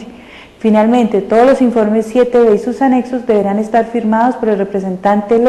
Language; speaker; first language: Spanish; native; Spanish